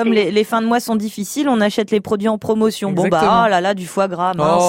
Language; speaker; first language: French; native; French